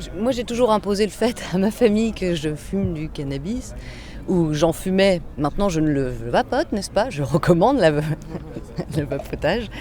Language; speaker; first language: French; native; French